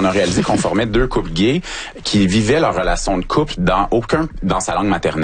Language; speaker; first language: French; native; French